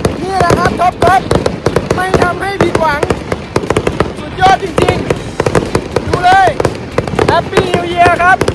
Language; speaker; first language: Thai; native; Thai